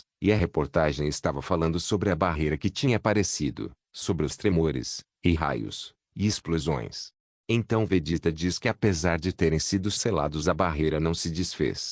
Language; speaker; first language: Portuguese; native; Portuguese